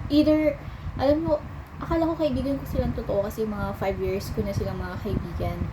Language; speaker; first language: Filipino; native; Filipino